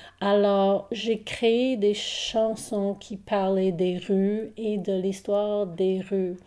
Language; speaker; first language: French; non-native, local second language; English